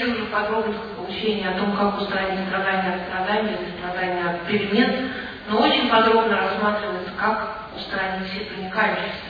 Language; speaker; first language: Russian; native; Russian